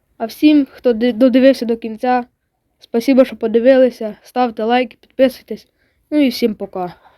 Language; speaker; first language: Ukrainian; native; Ukrainian